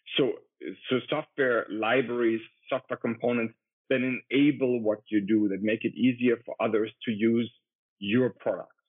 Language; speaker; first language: English; non-native, fluent; German